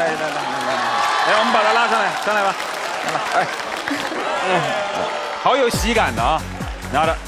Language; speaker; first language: Chinese; native; Chinese